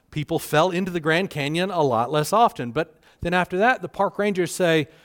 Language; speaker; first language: English; native; English